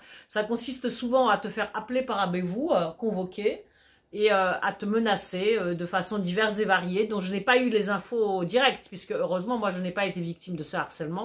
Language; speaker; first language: French; early bilingual, other home language; Polish